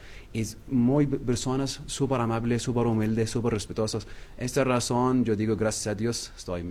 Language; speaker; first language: Spanish; non-native, learner; Arabic